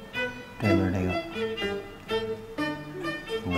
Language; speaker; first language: Chinese; native; Chinese